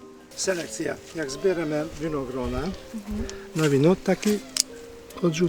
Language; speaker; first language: Polish; non-native, learner; Hungarian